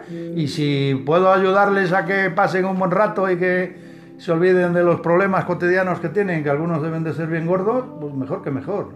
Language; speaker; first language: Spanish; native; Spanish